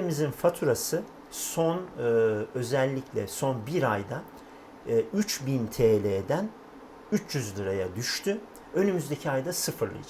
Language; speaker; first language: Turkish; native; Turkish